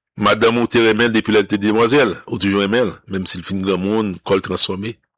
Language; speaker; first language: French; non-native, local second language; Haitian Creole